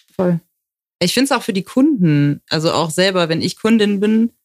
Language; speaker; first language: German; native; German